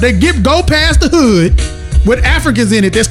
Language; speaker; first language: English; native; English